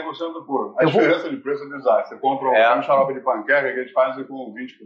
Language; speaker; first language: Portuguese; native; Portuguese